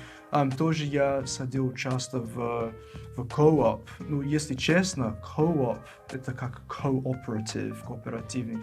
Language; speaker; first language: Russian; non-native, fluent; English